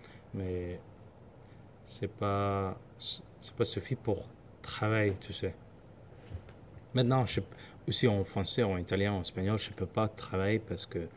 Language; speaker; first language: French; non-native, learner; Somali